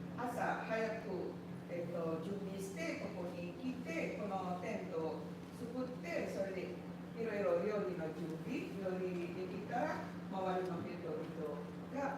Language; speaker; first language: Japanese; non-native, learner; Indonesian